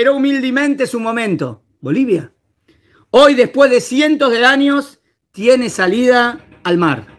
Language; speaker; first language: Spanish; native; Spanish